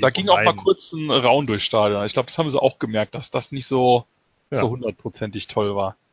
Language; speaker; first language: German; native; German